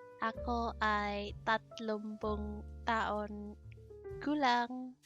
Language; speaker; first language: Filipino; non-native, learner; English